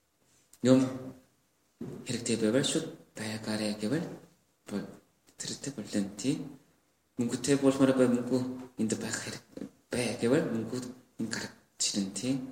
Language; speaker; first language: Mongolian; non-native, learner; Korean